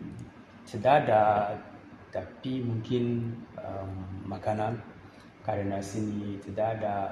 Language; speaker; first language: Indonesian; non-native, learner; English